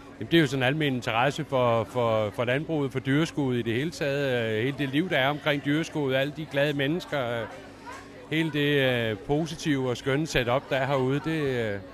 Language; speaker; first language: Danish; native; Danish